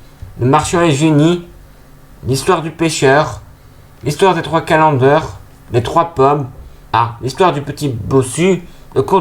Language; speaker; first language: French; native; French